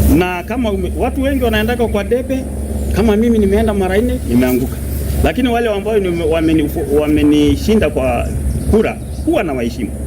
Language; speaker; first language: Swahili; non-native, local second language; Masai